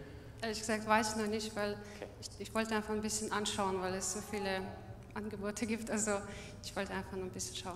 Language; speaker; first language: German; non-native, fluent; Russian